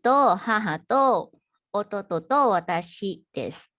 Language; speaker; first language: Japanese; non-native, learner; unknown